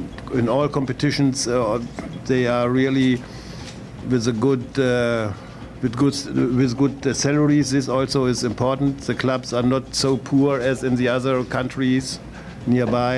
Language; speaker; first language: English; non-native, fluent; German